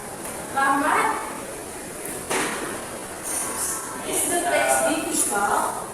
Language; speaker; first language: English; non-native, fluent; Indonesian